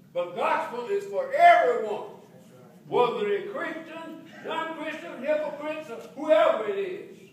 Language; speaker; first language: English; native; English